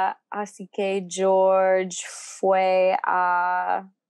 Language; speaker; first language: Spanish; non-native, learner; English